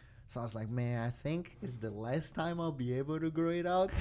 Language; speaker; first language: English; non-native, fluent; Portuguese